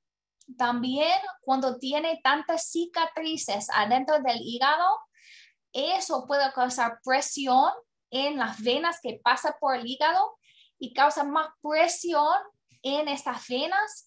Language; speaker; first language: Spanish; non-native, learner; English